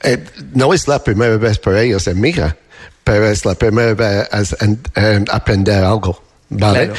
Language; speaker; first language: Spanish; non-native, learner; English